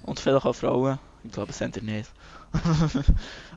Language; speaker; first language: German; native; German